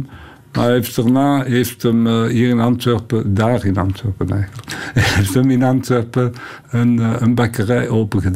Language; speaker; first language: Dutch; non-native, local second language; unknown